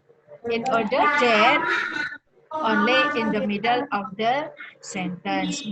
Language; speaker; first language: English; non-native, learner; Indonesian